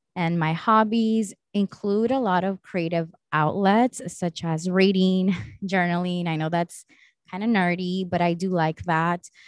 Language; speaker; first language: English; early bilingual, other home language; Spanish